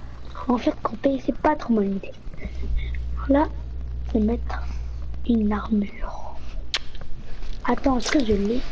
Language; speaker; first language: French; native; French